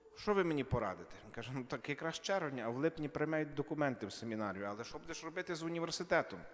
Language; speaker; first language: Ukrainian; native; Ukrainian